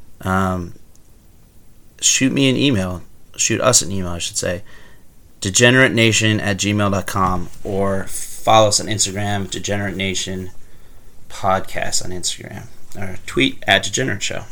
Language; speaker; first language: English; native; English